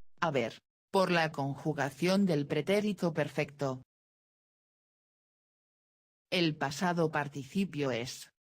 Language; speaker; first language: Spanish; non-native, fluent; Dutch